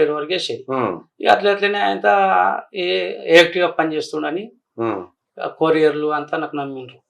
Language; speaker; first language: Telugu; native; Telugu